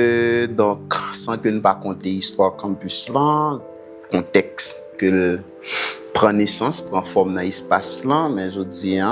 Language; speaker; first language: Haitian Creole; native; Haitian Creole